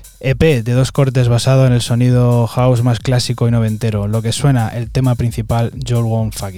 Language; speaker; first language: Spanish; native; Spanish